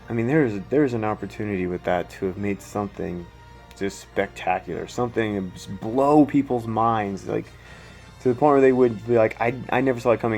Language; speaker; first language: English; native; English